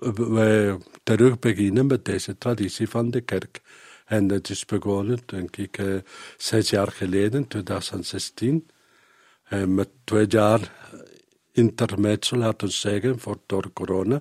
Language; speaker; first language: Dutch; non-native, learner; Spanish